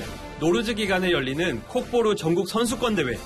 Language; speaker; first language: Korean; native; Korean